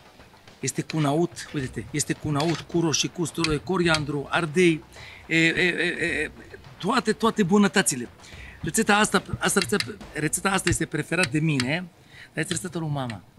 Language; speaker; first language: Romanian; non-native, learner; Arabic